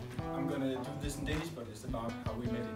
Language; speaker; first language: English; non-native, fluent; Danish